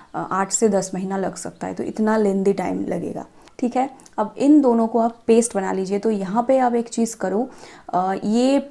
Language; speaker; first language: Hindi; non-native, local second language; Bangla